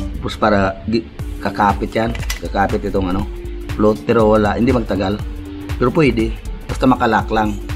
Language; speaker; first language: Filipino; non-native, local second language; Cebuano